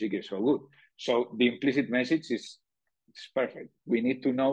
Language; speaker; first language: English; non-native, fluent; Spanish